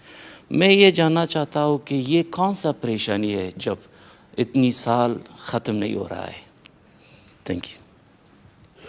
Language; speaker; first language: Hindi; non-native, fluent; Persian